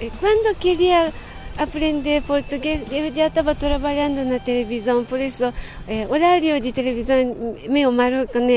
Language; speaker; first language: Portuguese; non-native, fluent; Japanese